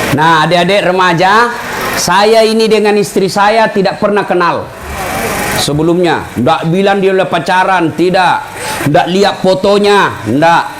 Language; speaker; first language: Indonesian; non-native, local second language; Buginese